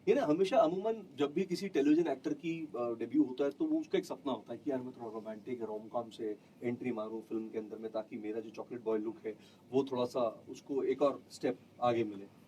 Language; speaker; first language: Hindi; native; Hindi